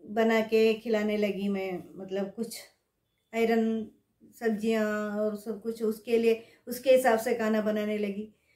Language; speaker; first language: Hindi; non-native, local second language; Kannada